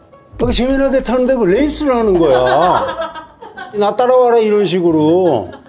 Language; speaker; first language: Korean; native; Korean